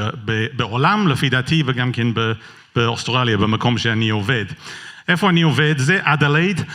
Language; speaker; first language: Hebrew; non-native, learner; English